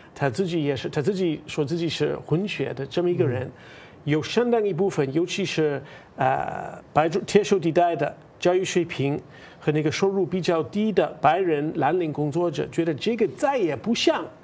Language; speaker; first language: Chinese; non-native, fluent; English